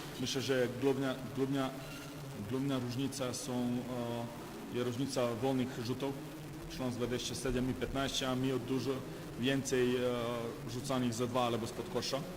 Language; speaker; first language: Polish; non-native, learner; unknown